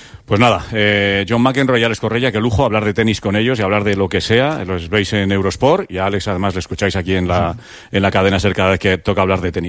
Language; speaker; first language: Spanish; native; Spanish